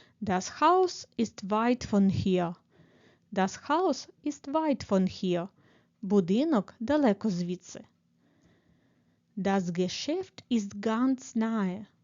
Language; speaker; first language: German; non-native, fluent; Ukrainian